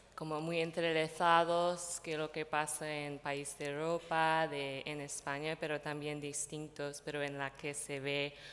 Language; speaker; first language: Spanish; non-native, fluent; English